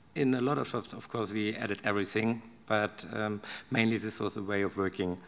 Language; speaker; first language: English; non-native, learner; German